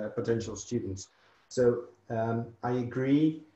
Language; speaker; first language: English; non-native, fluent; Dutch